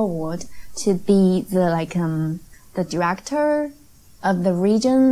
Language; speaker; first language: English; non-native, fluent; Chinese